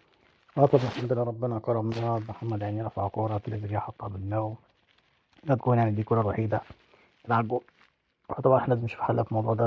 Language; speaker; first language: Arabic; native; Arabic